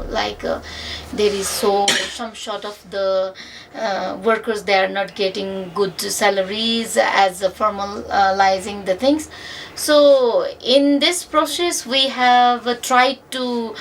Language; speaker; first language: English; non-native, fluent; Nepali